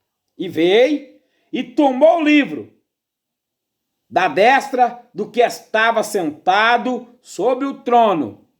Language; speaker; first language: Portuguese; native; Portuguese